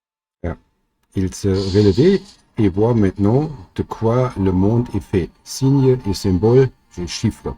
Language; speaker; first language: French; non-native, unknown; German